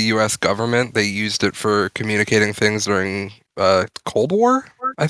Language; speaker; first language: English; native; English